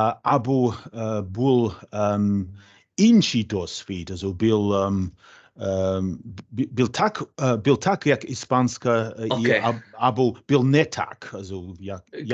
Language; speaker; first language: Ukrainian; non-native, fluent; English